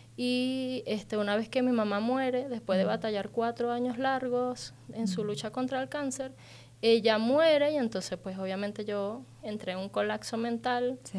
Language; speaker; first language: Spanish; native; Spanish